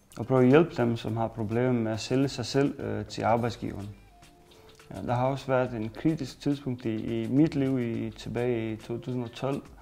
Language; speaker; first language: Danish; non-native, fluent; Romanian